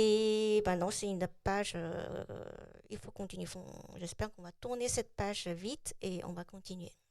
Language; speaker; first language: French; non-native, fluent; Chinese